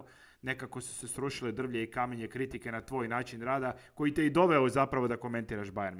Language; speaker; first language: Croatian; native; Croatian